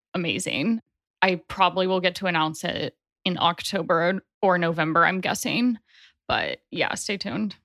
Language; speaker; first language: English; native; English